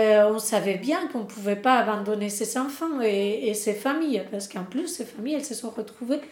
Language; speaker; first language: French; non-native, fluent; Spanish